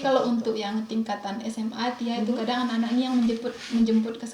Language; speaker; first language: Indonesian; native; Indonesian